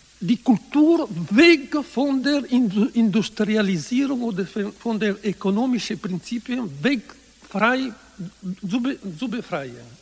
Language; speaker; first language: German; non-native, learner; Italian